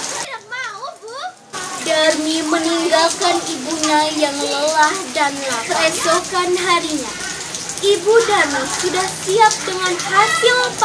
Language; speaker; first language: Indonesian; non-native, local second language; Balinese